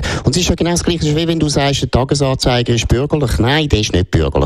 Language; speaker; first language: German; native; German